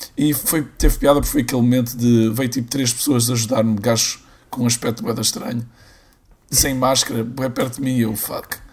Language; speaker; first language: Portuguese; native; Portuguese